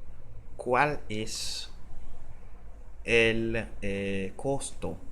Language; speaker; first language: Spanish; non-native, learner; Haitian Creole